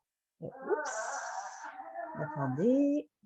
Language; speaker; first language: French; native; French